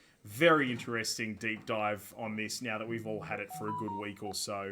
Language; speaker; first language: English; native; English